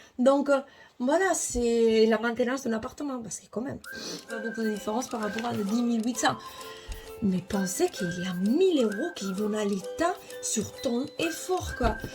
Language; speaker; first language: French; non-native, fluent; Spanish